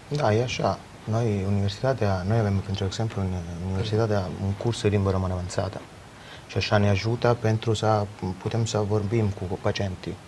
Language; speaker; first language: Romanian; non-native, learner; Italian